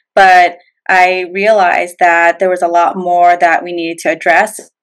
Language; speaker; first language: English; native; English